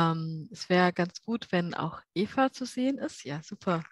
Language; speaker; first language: German; native; German